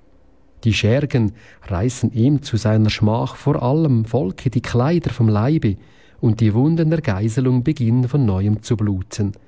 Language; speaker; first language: German; native; German